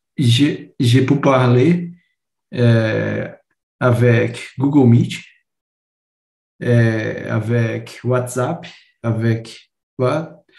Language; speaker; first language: French; non-native, learner; Portuguese